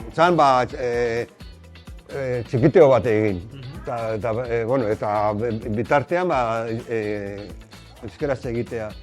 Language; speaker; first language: Basque; non-native, local second language; Spanish